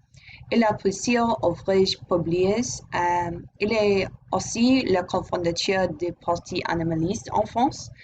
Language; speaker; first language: French; non-native, learner; English